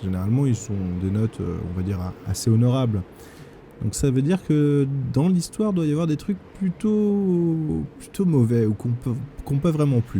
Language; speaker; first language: French; native; French